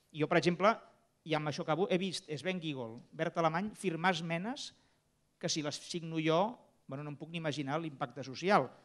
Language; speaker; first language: Catalan; native; Catalan